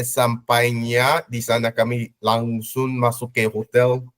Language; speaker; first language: Indonesian; non-native, learner; English